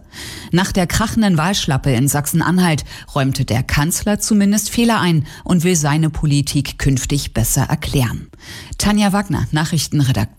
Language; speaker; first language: German; native; German